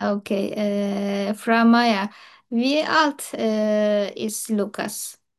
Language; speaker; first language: German; non-native, learner; Turkish